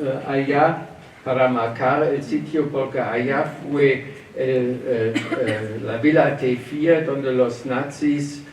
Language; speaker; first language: Spanish; non-native, learner; German